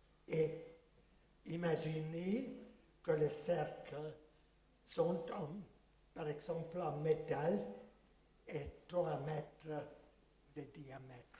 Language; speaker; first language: French; non-native, fluent; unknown